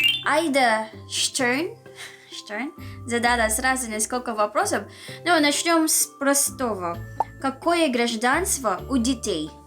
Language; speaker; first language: Russian; non-native, learner; Filipino